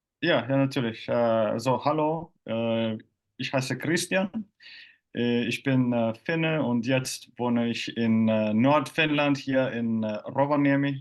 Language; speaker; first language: German; non-native, fluent; Finnish